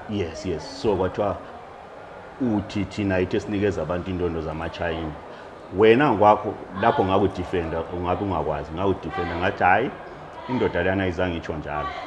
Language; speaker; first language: Zulu; native; Zulu